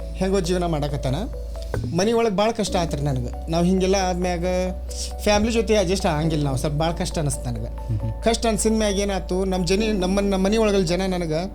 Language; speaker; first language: Kannada; native; Kannada